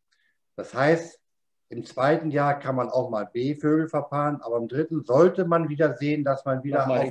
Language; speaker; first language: German; native; German